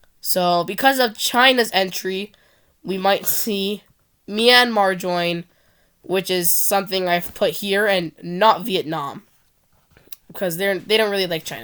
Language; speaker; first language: English; non-native, fluent; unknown